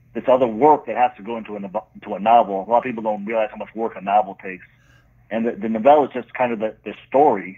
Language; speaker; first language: English; native; English